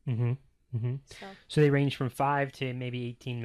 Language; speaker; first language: English; native; English